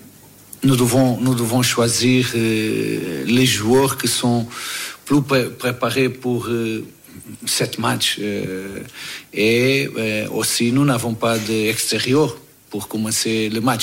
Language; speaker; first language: French; non-native, learner; Portuguese